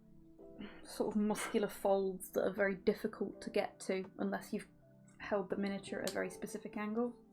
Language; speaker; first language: English; native; English